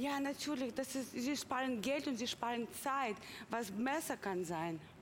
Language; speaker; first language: German; non-native, fluent; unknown